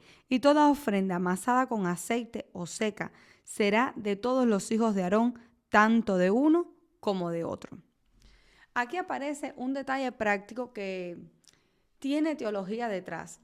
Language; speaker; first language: Spanish; native; Spanish